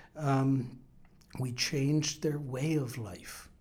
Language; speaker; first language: English; native; English